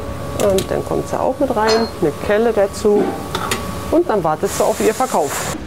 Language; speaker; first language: German; native; German